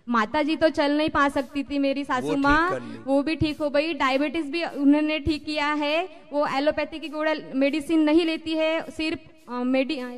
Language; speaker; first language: Hindi; non-native, local second language; Marathi